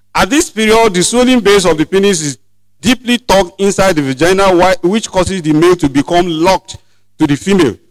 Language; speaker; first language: English; non-native, local second language; Yoruba